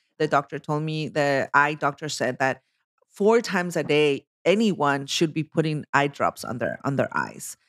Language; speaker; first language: English; non-native, fluent; Spanish